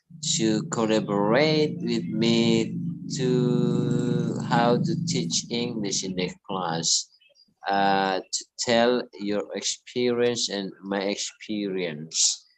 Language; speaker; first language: English; non-native, learner; Indonesian